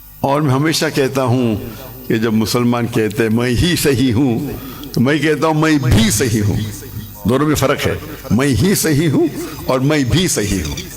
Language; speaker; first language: Urdu; non-native, local second language; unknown